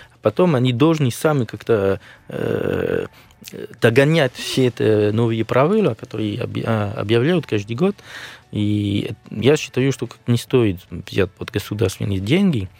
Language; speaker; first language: Russian; non-native, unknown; French